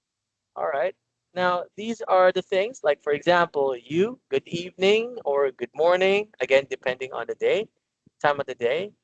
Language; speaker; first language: English; non-native, local second language; Filipino